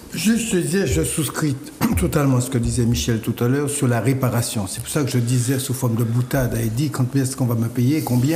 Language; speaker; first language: French; native; French